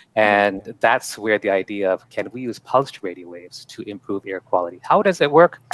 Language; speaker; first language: English; native; English